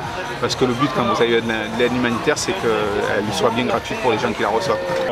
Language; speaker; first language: French; native; French